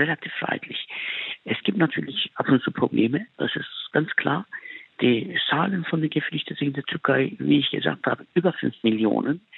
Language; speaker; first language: German; non-native, fluent; Turkish